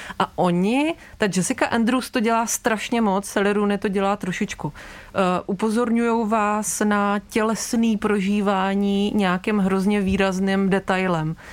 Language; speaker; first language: Czech; native; Czech